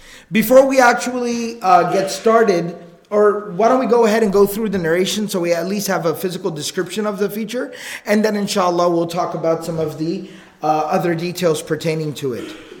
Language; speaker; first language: English; native; English